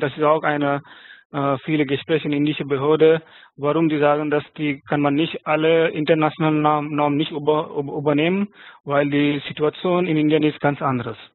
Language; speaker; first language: German; non-native, fluent; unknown